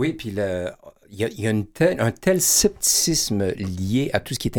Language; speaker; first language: French; native; French